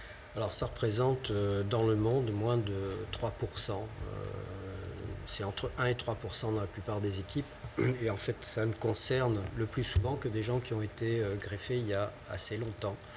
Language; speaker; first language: French; native; French